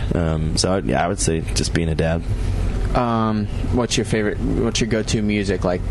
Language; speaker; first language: English; native; English